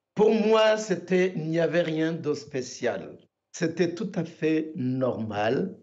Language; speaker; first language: French; non-native, local second language; Kinyarwanda